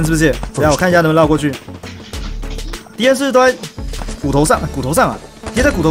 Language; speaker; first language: Chinese; native; Chinese